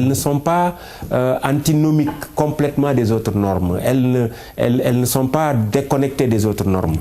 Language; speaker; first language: French; non-native, local second language; Wolof